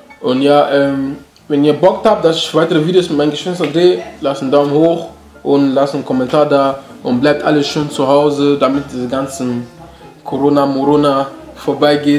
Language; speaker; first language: German; early bilingual, other home language; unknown